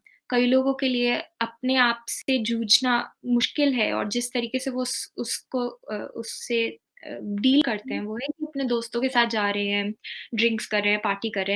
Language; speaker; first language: Hindi; native; Hindi